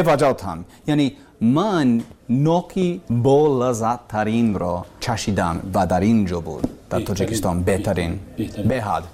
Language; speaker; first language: Persian; non-native, learner; English